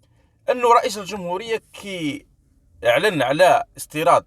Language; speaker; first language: Arabic; native; Arabic